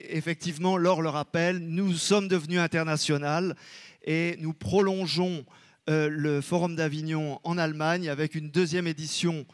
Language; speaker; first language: French; native; French